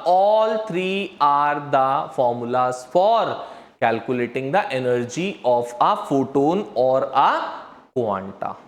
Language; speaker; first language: Hindi; native; Hindi